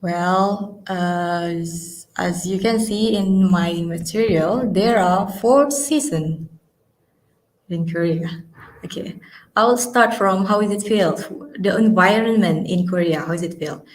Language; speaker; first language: English; non-native, learner; Indonesian